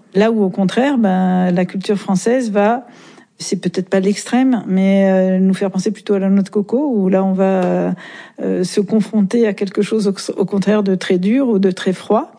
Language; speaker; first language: French; native; French